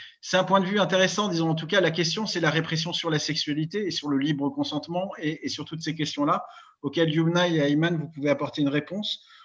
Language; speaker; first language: French; native; French